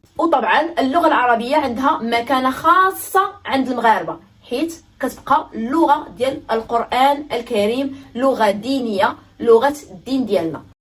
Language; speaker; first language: Arabic; native; Arabic